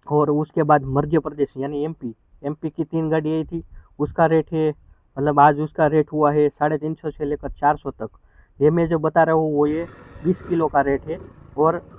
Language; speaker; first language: Hindi; non-native, local second language; Gujarati